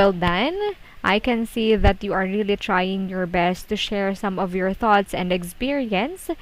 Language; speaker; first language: English; non-native, local second language; Filipino